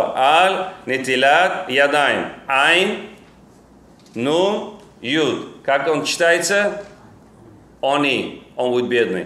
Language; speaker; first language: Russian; non-native, local second language; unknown